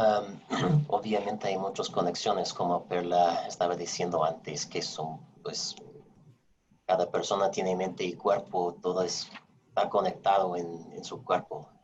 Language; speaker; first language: Spanish; non-native, fluent; English